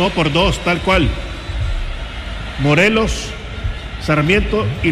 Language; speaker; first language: Spanish; native; Spanish